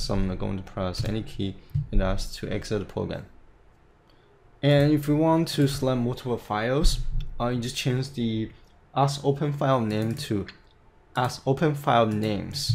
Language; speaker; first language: English; non-native, fluent; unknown